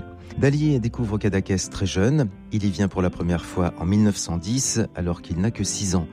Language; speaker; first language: French; native; French